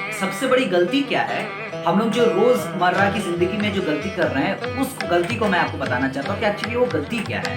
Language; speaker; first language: Hindi; native; Hindi